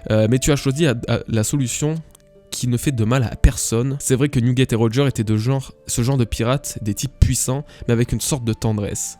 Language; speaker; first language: French; native; French